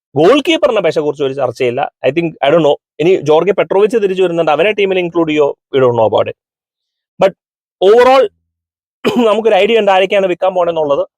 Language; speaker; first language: Malayalam; native; Malayalam